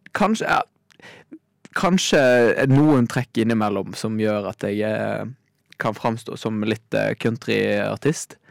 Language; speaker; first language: Norwegian; native; Norwegian